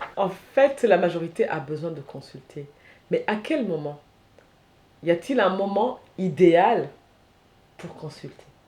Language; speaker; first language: French; non-native, local second language; Rundi